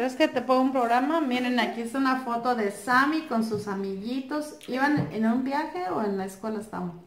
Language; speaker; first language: Spanish; native; Spanish